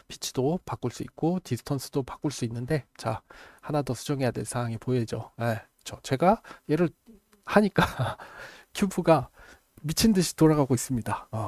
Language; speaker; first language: Korean; native; Korean